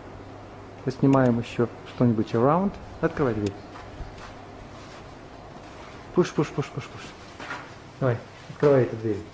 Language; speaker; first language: Russian; native; Russian